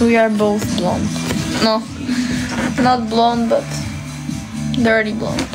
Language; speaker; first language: English; non-native, learner; Slovak